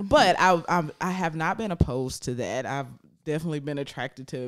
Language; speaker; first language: English; native; English